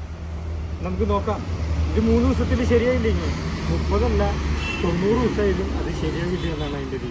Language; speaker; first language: Malayalam; native; Malayalam